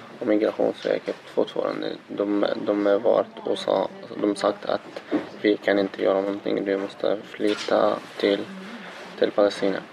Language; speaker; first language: Swedish; non-native, learner; Arabic